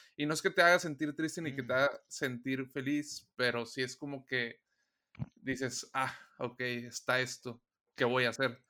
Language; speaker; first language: Spanish; native; Spanish